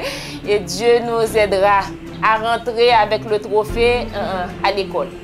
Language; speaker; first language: French; non-native, local second language; Haitian Creole